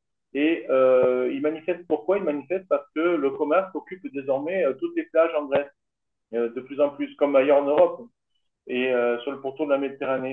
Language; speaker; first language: French; native; French